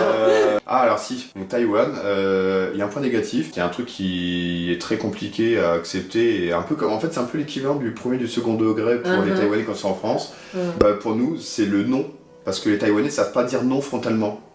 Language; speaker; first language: French; native; French